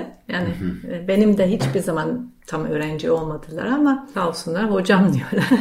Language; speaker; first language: Turkish; non-native, fluent; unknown